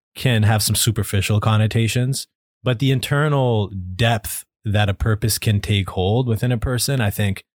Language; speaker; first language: English; native; English